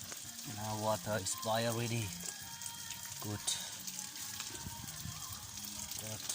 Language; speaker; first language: English; non-native, learner; Lao